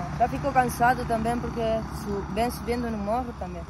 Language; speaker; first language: Portuguese; non-native, learner; Spanish